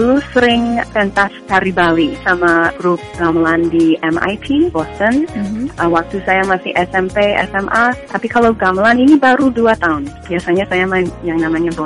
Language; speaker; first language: Indonesian; non-native, fluent; English